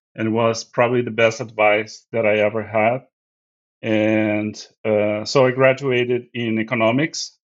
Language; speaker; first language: English; non-native, fluent; Portuguese